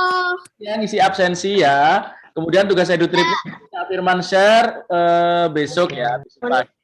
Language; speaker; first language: Indonesian; native; Indonesian